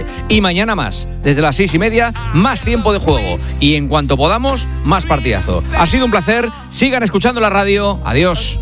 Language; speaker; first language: Spanish; native; Spanish